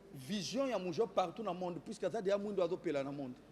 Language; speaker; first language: French; non-native, local second language; Lingala